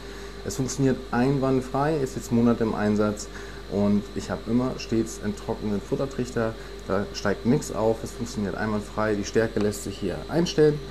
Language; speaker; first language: German; native; German